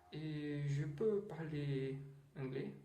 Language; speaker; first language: French; non-native, learner; Portuguese